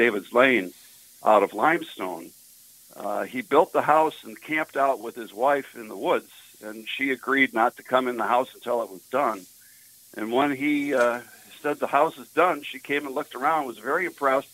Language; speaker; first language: English; native; English